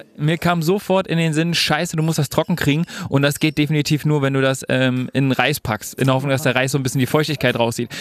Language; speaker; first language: German; native; German